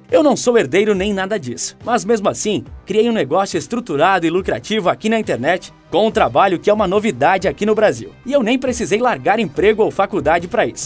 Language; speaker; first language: Portuguese; native; Portuguese